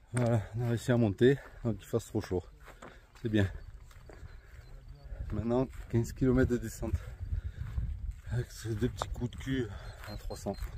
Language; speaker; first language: French; native; French